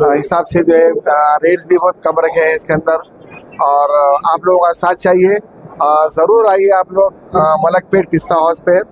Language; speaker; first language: Hindi; non-native, local second language; Urdu